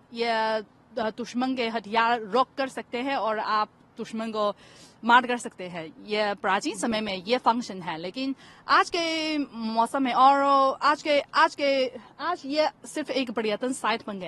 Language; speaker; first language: Hindi; non-native, fluent; Chinese